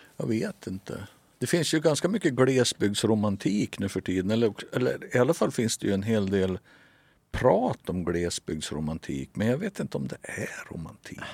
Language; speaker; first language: Swedish; native; Swedish